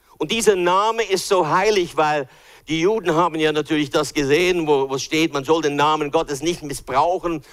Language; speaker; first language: German; early bilingual, other home language; English